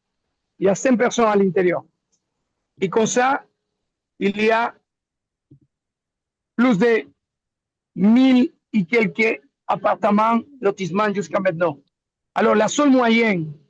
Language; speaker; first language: French; non-native, learner; Spanish